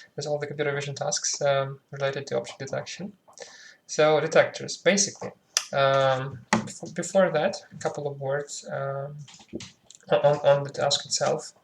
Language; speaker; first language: English; non-native, fluent; Ukrainian